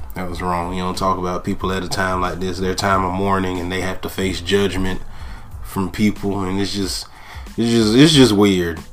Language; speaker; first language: English; native; English